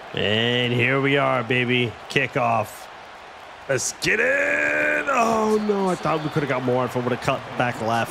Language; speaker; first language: English; native; English